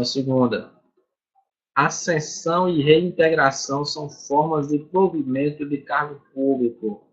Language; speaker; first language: Portuguese; native; Portuguese